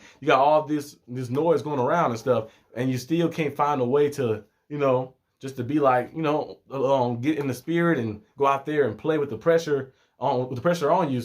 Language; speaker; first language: English; native; English